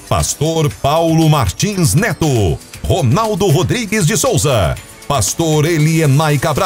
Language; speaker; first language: Portuguese; native; Portuguese